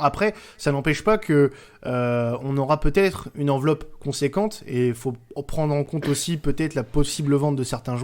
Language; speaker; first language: French; native; French